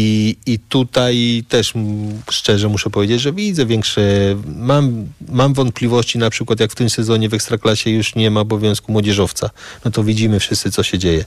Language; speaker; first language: Polish; early bilingual, heritage; Polish